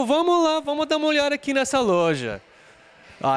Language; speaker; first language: Portuguese; non-native, fluent; English